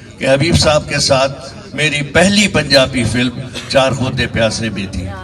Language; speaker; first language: Urdu; non-native, local second language; Sindhi